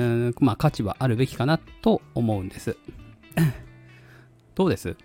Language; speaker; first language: Japanese; native; Japanese